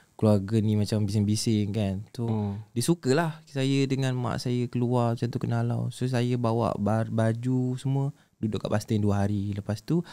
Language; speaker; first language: Malay; native; Malay